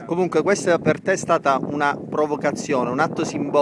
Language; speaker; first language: Italian; native; Italian